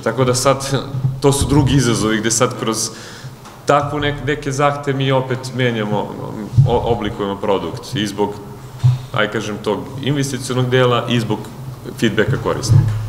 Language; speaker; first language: Serbian; native; Serbian